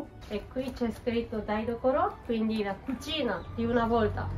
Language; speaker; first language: Italian; non-native, fluent; Japanese